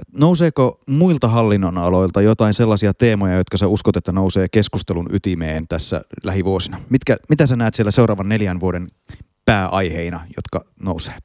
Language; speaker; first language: Finnish; native; Finnish